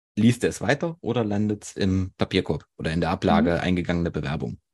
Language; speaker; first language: German; native; German